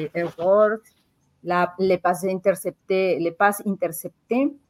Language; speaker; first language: French; non-native, fluent; Spanish